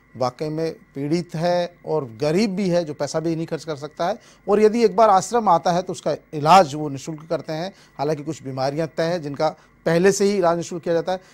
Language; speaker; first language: Hindi; native; Hindi